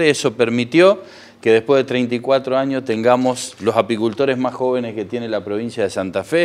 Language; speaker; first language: Spanish; native; Spanish